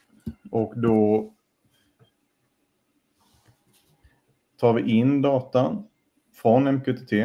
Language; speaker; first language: Swedish; native; Swedish